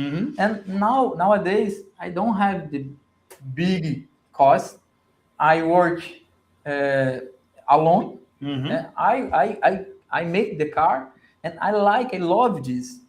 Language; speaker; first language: English; non-native, learner; Portuguese